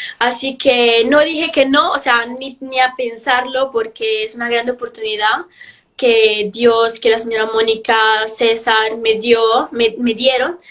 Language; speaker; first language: Spanish; early bilingual, heritage; Italian